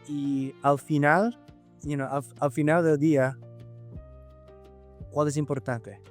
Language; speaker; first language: Spanish; non-native, fluent; English